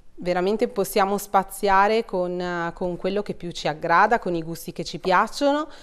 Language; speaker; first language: Italian; native; Italian